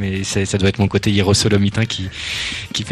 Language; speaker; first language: French; native; French